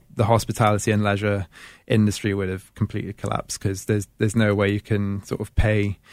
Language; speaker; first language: English; native; English